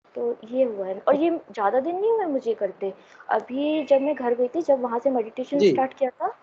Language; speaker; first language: Hindi; native; Hindi